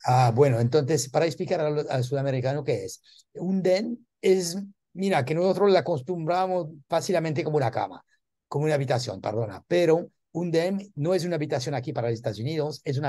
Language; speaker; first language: Spanish; non-native, learner; French